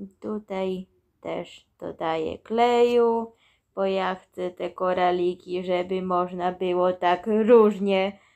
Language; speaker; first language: Polish; early bilingual, heritage; Polish